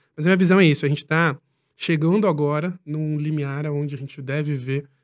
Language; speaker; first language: Portuguese; native; Portuguese